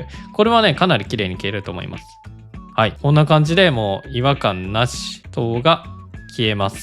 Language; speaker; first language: Japanese; native; Japanese